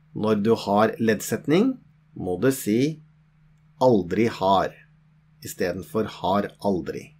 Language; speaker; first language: Norwegian; native; Norwegian